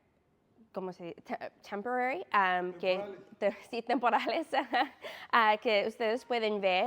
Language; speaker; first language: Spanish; non-native, fluent; English